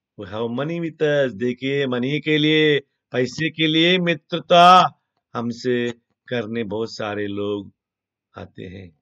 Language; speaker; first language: Hindi; non-native, local second language; Telugu